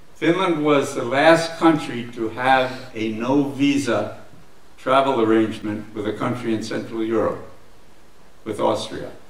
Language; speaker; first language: English; native; English